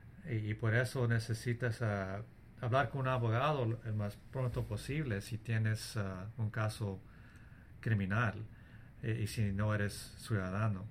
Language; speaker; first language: Spanish; early bilingual, heritage; English